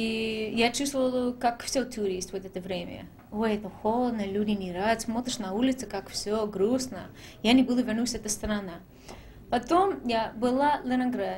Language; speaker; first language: Russian; non-native, learner; English